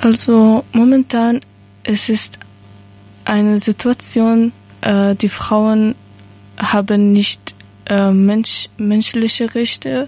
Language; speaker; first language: German; non-native, learner; Persian